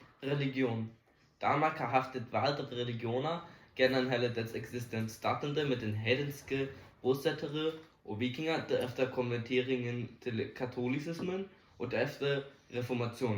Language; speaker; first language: Danish; non-native, learner; Icelandic